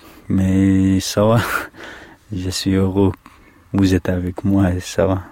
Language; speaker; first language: French; non-native, learner; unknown